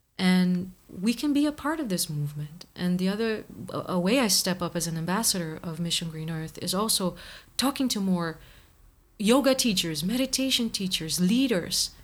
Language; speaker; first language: English; non-native, fluent; Portuguese